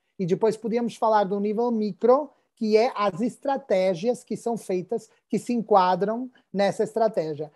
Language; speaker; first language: Portuguese; native; Portuguese